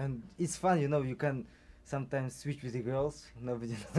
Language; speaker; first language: English; non-native, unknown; Russian